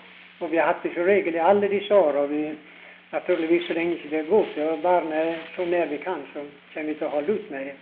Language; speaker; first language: Norwegian; early bilingual, heritage; Norwegian